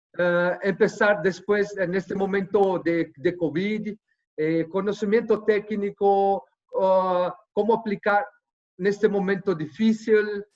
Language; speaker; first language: Spanish; non-native, fluent; Portuguese